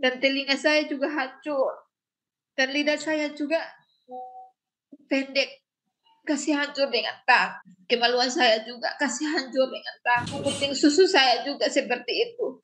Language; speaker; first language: Indonesian; non-native, local second language; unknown